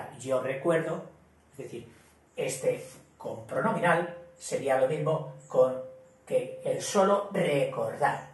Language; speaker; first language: Spanish; native; Spanish